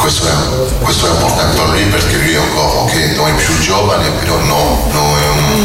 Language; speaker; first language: Italian; non-native, learner; French